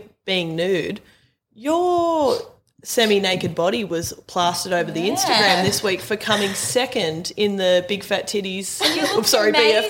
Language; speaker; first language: English; native; English